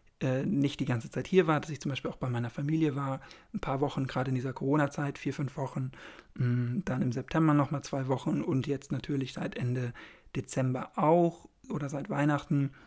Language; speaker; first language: German; native; German